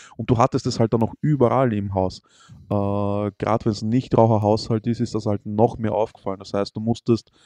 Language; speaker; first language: German; native; German